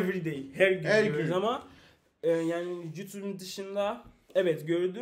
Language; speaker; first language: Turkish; non-native, learner; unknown